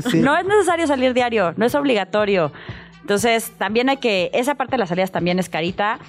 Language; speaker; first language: Spanish; native; Spanish